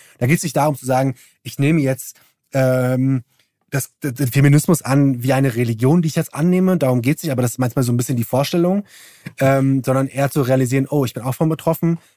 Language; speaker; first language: German; early bilingual, other home language; Turkish